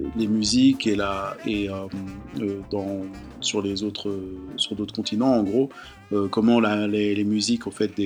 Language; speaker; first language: French; native; French